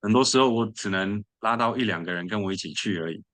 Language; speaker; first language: Chinese; early bilingual, other home language; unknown